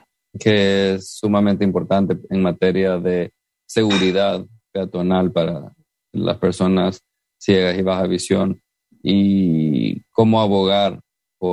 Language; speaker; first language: Spanish; native; Spanish